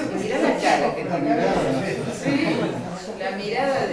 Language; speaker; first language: Spanish; native; Spanish